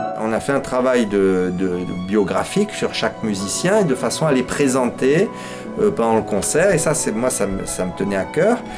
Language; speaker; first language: French; native; French